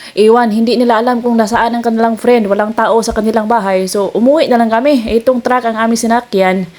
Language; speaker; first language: Filipino; non-native, local second language; Cebuano